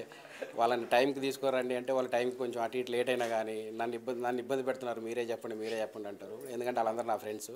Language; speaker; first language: Telugu; native; Telugu